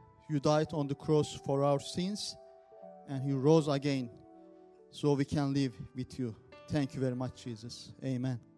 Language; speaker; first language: English; non-native, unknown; Turkish